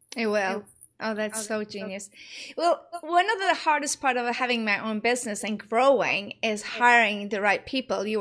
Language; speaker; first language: English; non-native, fluent; Norwegian